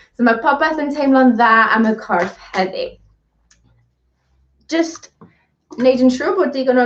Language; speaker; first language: Welsh; non-native, local second language; English